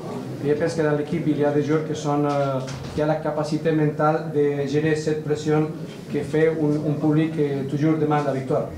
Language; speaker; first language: French; non-native, learner; Spanish